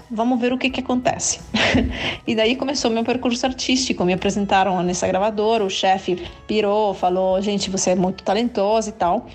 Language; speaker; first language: Portuguese; non-native, fluent; Italian